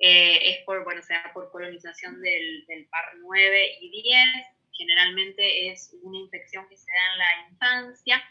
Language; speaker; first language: Spanish; native; Spanish